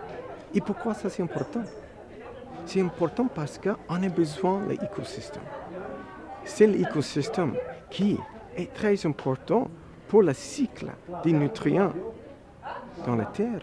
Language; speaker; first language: French; non-native, fluent; English